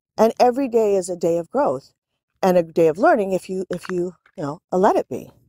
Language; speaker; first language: English; native; English